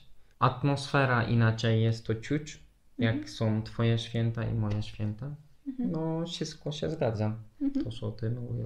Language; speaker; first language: Polish; non-native, learner; Turkish